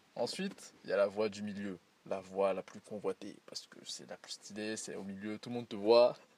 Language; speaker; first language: French; early bilingual, other home language; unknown